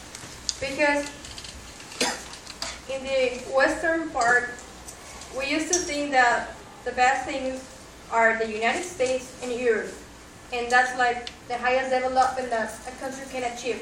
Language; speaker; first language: English; non-native, fluent; Spanish